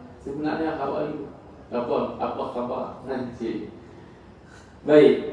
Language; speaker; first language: Malay; native; Malay